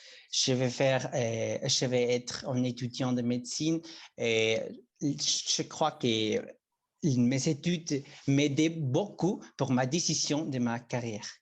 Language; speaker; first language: French; non-native, learner; Spanish